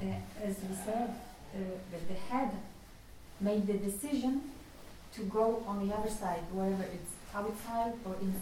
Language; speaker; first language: English; non-native, fluent; French